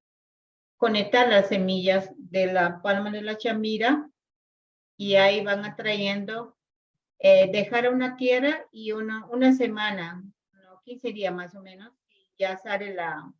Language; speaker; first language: Spanish; non-native, local second language; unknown